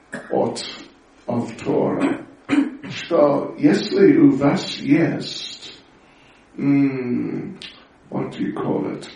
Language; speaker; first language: Russian; non-native, learner; English